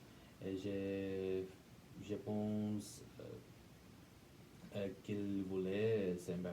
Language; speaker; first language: French; non-native, learner; English